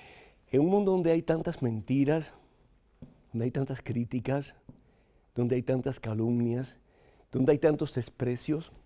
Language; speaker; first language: Spanish; native; Spanish